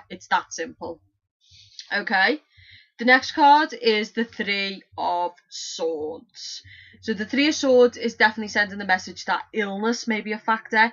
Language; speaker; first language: English; native; English